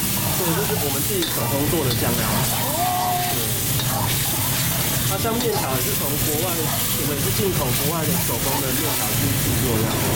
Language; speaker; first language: Chinese; native; Chinese